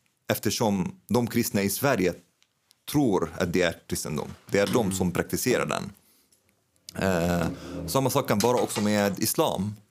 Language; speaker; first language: Swedish; non-native, fluent; Arabic